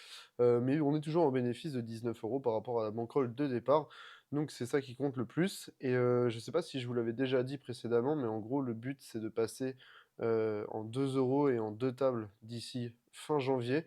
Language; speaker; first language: French; native; French